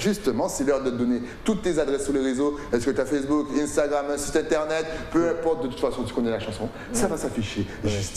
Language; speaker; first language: French; native; French